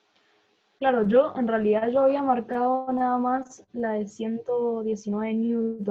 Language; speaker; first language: Spanish; native; Spanish